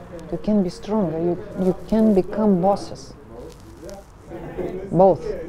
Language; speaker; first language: English; non-native, fluent; Lithuanian